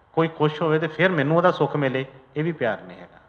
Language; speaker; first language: Hindi; non-native, local second language; Punjabi